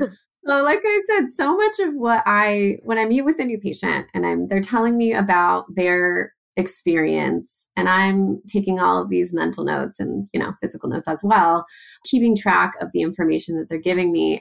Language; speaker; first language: English; native; English